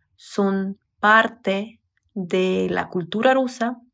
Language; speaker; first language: Spanish; non-native, fluent; Russian